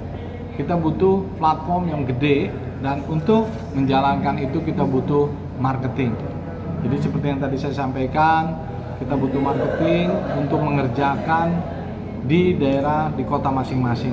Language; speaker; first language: Indonesian; native; Indonesian